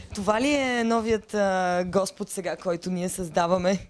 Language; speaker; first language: Bulgarian; native; Bulgarian